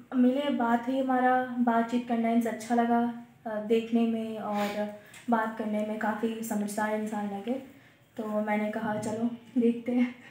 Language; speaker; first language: Hindi; early bilingual, heritage; Hindi